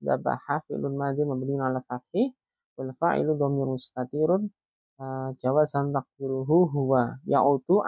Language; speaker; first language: Arabic; non-native, learner; Indonesian